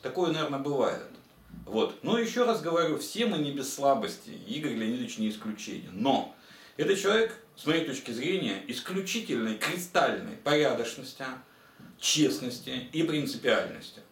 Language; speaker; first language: Russian; native; Russian